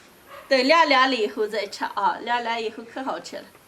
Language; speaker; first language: Chinese; native; Chinese